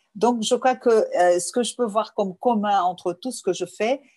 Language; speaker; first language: French; non-native, fluent; Portuguese